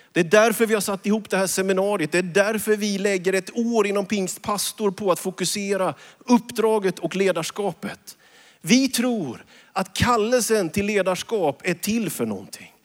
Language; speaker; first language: Swedish; native; Swedish